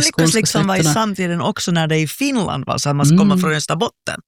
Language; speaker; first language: Swedish; native; Swedish